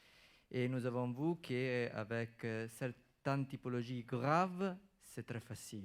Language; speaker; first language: French; non-native, fluent; Italian